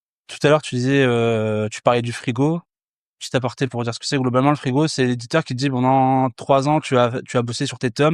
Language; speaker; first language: French; native; French